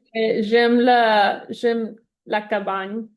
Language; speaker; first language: French; non-native, learner; Spanish